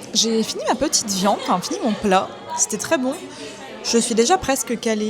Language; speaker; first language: French; native; French